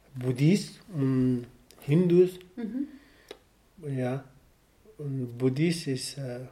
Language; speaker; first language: German; non-native, fluent; Nepali